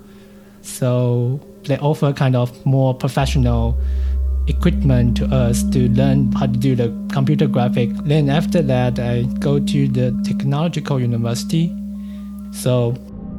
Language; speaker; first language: English; non-native, fluent; Chinese